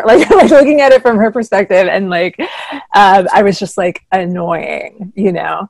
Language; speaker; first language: English; native; English